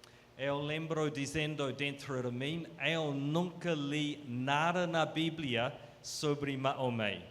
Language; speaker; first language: Portuguese; non-native, fluent; English